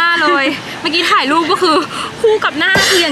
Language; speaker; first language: Thai; native; Thai